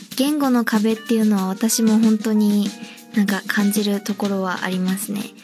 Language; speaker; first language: Japanese; native; Japanese